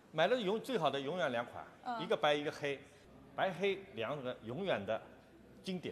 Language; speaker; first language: Chinese; native; Chinese